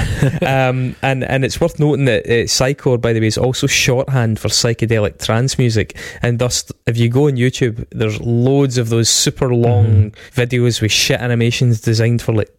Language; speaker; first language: English; native; English